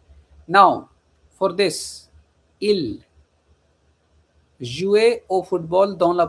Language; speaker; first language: French; non-native, fluent; Hindi